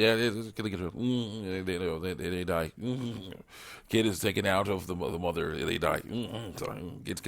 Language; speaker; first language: English; native; English